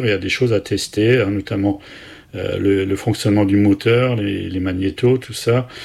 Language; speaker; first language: French; native; French